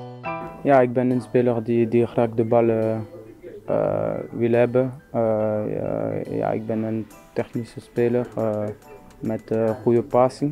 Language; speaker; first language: Dutch; non-native, local second language; French